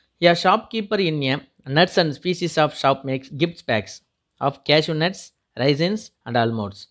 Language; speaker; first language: English; non-native, local second language; Tamil